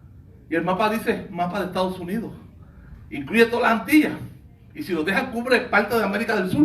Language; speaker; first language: Spanish; native; Spanish